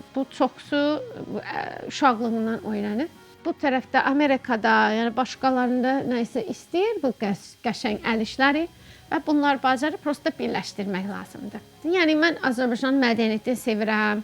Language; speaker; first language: Azerbaijani; non-native, fluent; English